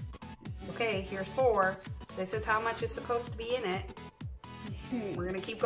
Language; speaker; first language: English; native; English